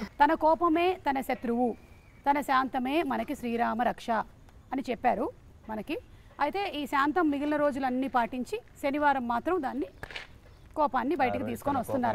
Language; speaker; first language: Telugu; native; Telugu